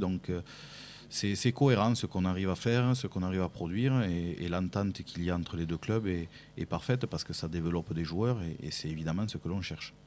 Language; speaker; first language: French; native; French